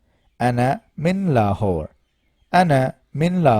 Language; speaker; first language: Arabic; non-native, fluent; Urdu